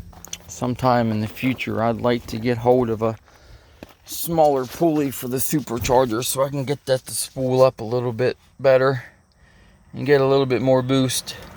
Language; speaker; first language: English; native; English